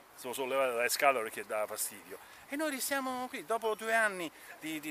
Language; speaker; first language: Italian; native; Italian